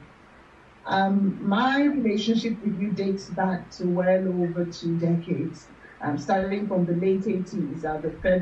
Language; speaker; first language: English; non-native, local second language; Yoruba